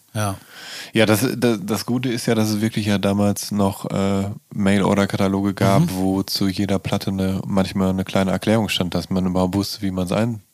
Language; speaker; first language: German; native; German